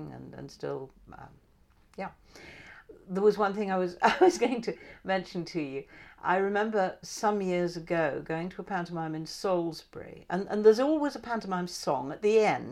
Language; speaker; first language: English; native; English